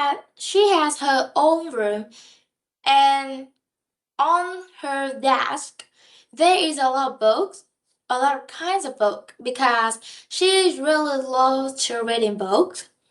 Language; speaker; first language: English; non-native, learner; Vietnamese